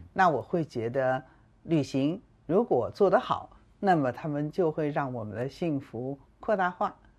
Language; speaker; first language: Chinese; native; Chinese